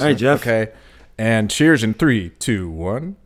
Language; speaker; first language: English; native; English